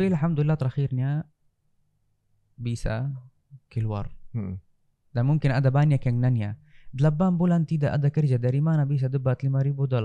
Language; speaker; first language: Indonesian; non-native, fluent; Arabic